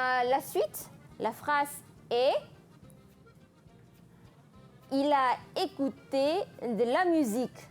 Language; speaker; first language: French; non-native, fluent; Malay